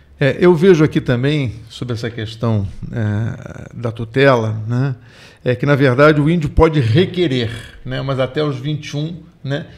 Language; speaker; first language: Portuguese; native; Portuguese